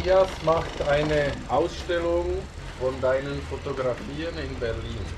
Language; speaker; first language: German; non-native, fluent; Czech